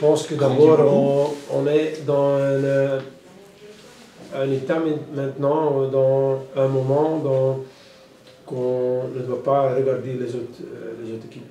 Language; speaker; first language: French; non-native, local second language; Dutch